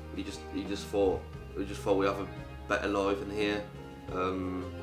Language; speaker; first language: English; early bilingual, other home language; Polish